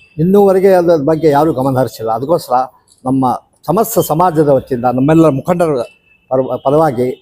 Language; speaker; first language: Kannada; non-native, local second language; Lambadi